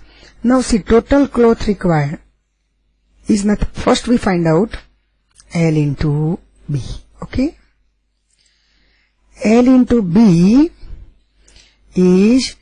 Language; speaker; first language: English; non-native, local second language; Gujarati